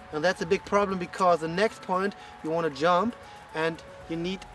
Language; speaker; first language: English; non-native, fluent; German